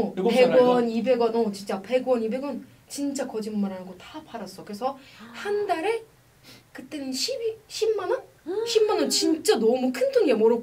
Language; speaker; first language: Korean; non-native, fluent; Arabic